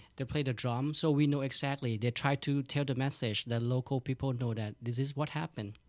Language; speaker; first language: English; non-native, learner; Thai